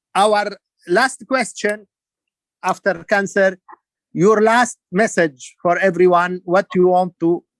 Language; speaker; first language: English; non-native, learner; Arabic